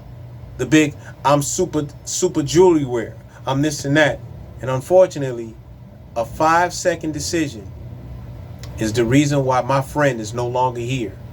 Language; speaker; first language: English; native; English